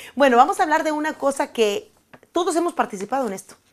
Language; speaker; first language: Spanish; native; Spanish